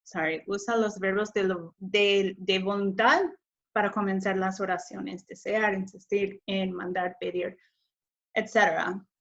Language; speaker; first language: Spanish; non-native, fluent; English